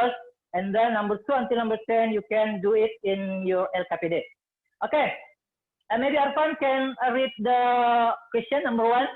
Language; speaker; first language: English; non-native, fluent; Indonesian